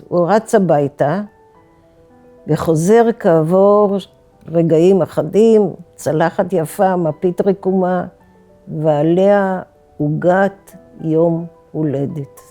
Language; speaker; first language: Hebrew; non-native, fluent; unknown